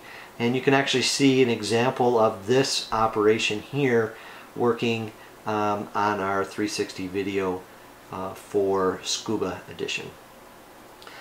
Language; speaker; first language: English; native; English